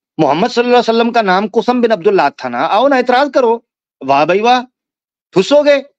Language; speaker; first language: Hindi; native; Hindi